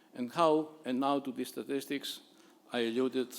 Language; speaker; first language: English; non-native, fluent; Greek